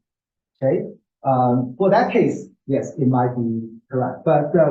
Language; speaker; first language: English; non-native, fluent; Chinese